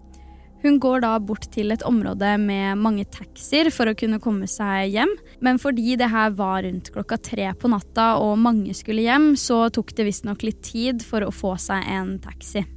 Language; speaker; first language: Norwegian; native; Norwegian